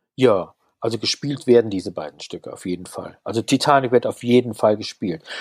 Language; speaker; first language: German; native; German